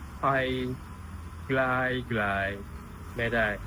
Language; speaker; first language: Thai; non-native, learner; Japanese